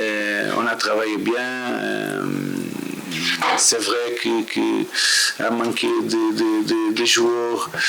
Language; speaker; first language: French; non-native, learner; Portuguese